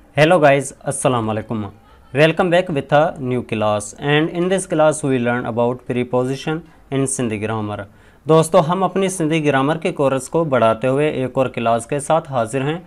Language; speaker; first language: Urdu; non-native, local second language; Sindhi